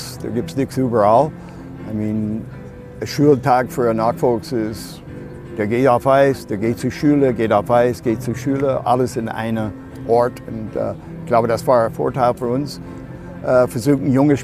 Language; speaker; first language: German; non-native, fluent; English